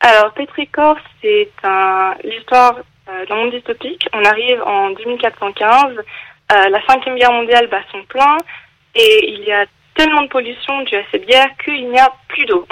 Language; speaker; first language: French; non-native, fluent; English